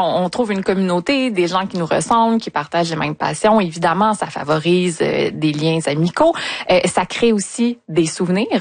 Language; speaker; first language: French; native; French